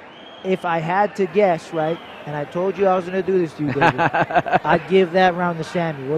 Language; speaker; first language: English; native; English